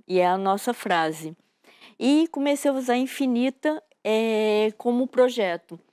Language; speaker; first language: Portuguese; native; Portuguese